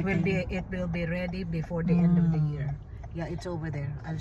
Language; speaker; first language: English; non-native, fluent; Filipino